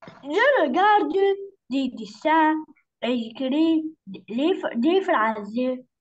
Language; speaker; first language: French; non-native, learner; Arabic